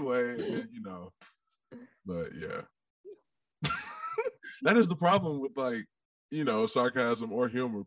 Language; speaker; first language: English; native; English